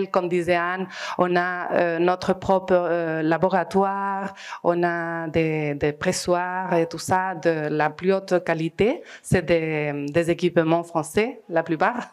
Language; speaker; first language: French; non-native, fluent; Spanish